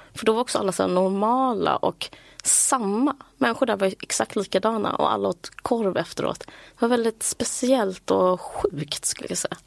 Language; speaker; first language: Swedish; native; Swedish